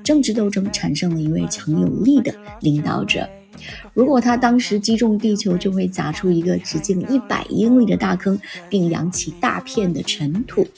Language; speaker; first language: Chinese; native; Chinese